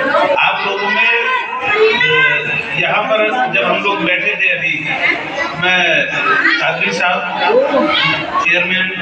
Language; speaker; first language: Hindi; native; Hindi